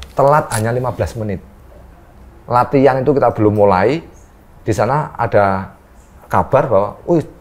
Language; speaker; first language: Indonesian; native; Indonesian